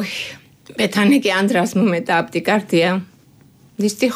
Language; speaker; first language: Greek; non-native, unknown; Georgian